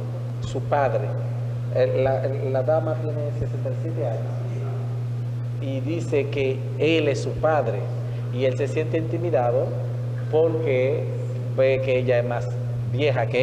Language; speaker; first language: Spanish; non-native, fluent; Haitian Creole